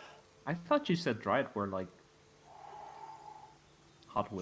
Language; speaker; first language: English; native; English